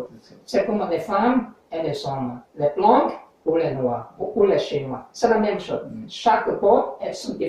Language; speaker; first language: French; non-native, learner; English